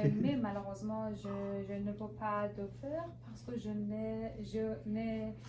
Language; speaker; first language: French; non-native, learner; Persian